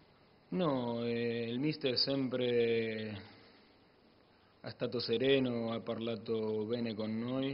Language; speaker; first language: Italian; non-native, learner; Spanish